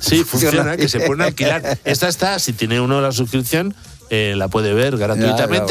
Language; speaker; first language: Spanish; native; Spanish